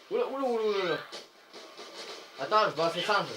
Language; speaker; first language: French; native; French